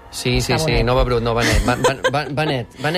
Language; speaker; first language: Catalan; native; Catalan